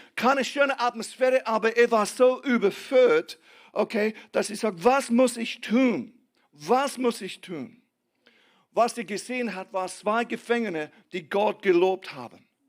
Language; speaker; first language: German; non-native, fluent; English